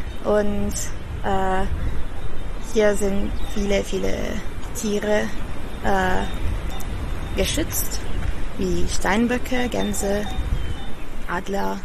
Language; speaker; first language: German; non-native, learner; Italian